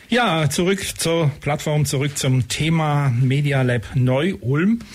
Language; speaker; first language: German; native; German